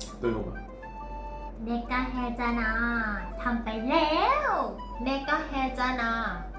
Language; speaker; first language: Korean; non-native, learner; Thai